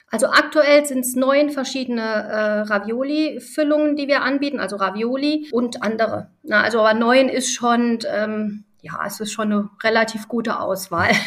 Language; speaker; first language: German; early bilingual, other home language; Italian